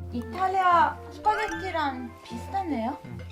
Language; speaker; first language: Korean; non-native, fluent; Italian